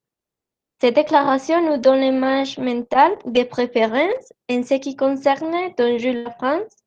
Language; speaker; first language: French; non-native, learner; Spanish